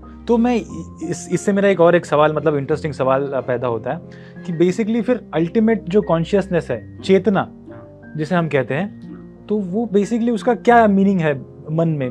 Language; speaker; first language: Hindi; native; Hindi